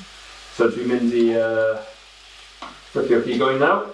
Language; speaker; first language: Welsh; non-native, local second language; English